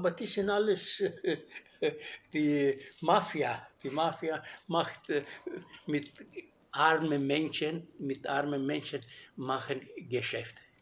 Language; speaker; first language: German; non-native, learner; Greek